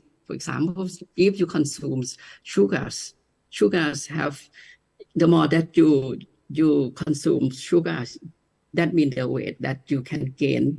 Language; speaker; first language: English; non-native, learner; Indonesian